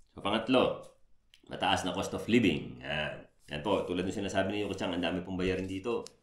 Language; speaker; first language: Filipino; native; Filipino